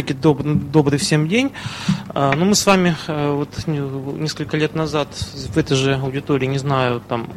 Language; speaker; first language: Russian; native; Russian